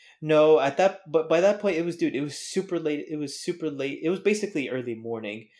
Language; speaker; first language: English; native; English